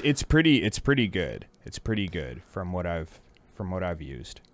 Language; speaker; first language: English; native; English